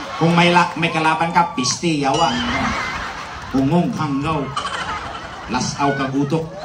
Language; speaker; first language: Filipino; non-native, local second language; Cebuano